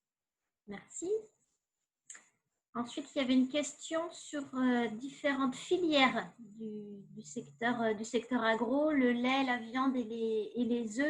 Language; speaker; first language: French; native; French